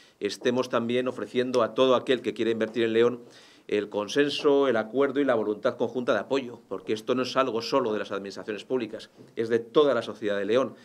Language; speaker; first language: Spanish; native; Spanish